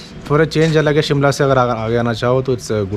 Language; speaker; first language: Hindi; native; Hindi